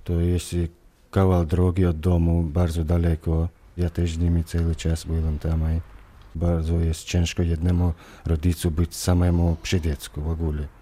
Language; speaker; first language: Polish; non-native, learner; Chechen